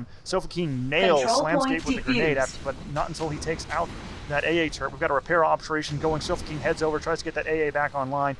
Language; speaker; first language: English; native; English